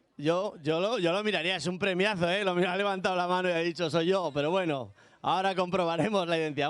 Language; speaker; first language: Spanish; native; Spanish